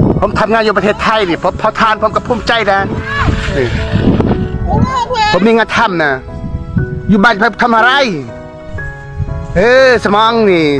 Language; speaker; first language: Thai; non-native, learner; Khmer